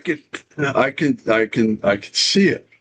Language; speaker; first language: English; native; English